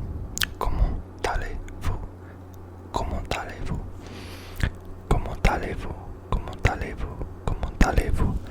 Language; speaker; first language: French; non-native, learner; English